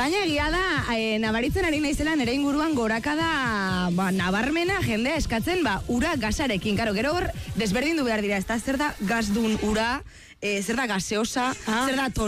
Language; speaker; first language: Basque; native; Basque